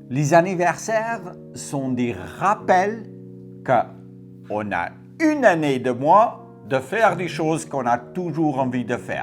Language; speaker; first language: French; non-native, fluent; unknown